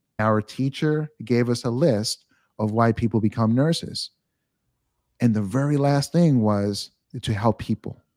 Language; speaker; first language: English; native; English